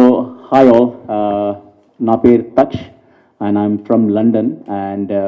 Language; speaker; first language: Telugu; early bilingual, heritage; English